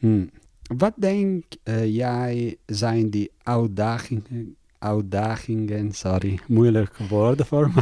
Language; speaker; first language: Dutch; non-native, learner; Italian